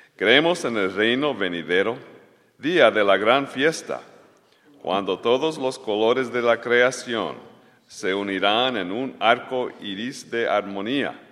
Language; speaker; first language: Spanish; native; Spanish